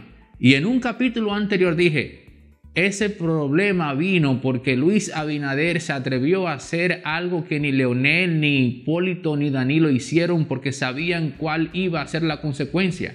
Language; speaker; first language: Spanish; native; Spanish